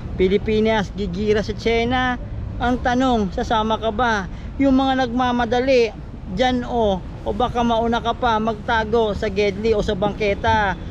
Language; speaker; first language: Filipino; native; Filipino